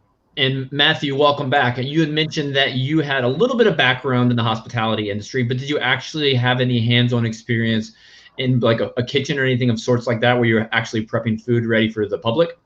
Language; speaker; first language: English; native; English